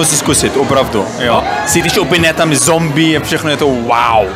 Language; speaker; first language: Czech; non-native, learner; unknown